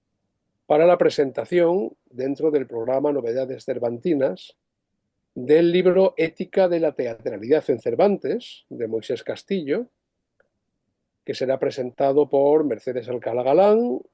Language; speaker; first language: Spanish; native; Spanish